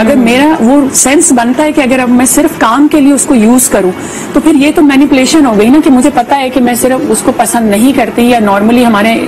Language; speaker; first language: Urdu; native; Urdu